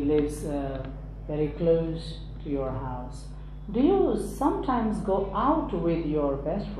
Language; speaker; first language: English; non-native, local second language; Nepali